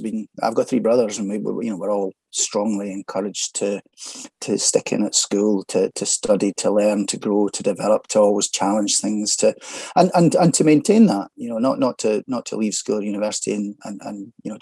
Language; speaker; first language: English; native; English